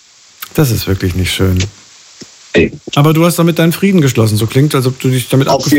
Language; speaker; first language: German; native; German